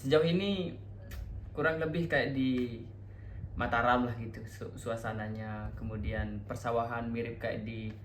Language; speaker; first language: Indonesian; non-native, local second language; Sasak